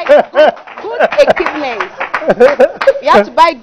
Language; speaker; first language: English; non-native, local second language; French